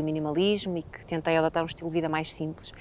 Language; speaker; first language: Portuguese; native; Portuguese